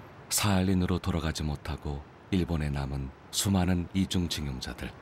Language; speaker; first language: Korean; native; Korean